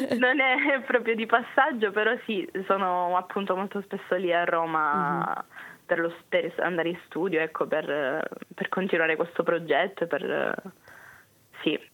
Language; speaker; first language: Italian; native; Italian